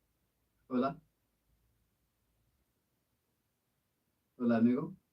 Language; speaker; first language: Spanish; non-native, learner; English